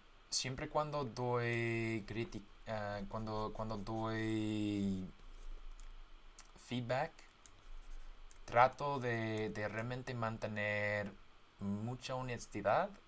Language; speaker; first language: Spanish; non-native, fluent; English